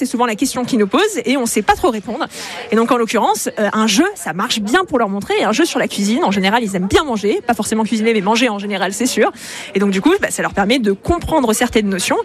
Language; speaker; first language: French; native; French